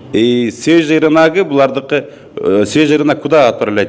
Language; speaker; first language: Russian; non-native, local second language; Kyrgyz